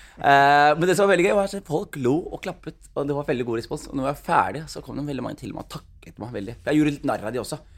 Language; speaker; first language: Norwegian; early bilingual, other home language; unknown